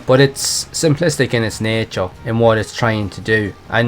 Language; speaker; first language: English; native; English